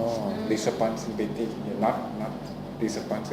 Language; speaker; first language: English; non-native, learner; Thai